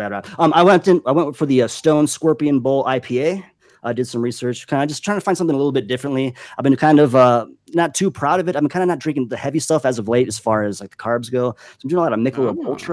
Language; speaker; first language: English; native; English